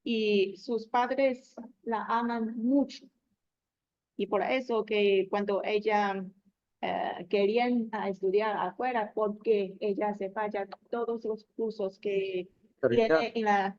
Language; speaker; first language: Spanish; non-native, learner; Chinese